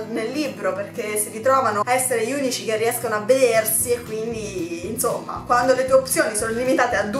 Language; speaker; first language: Italian; native; Italian